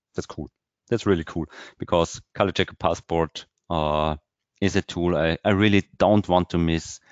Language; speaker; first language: English; non-native, fluent; German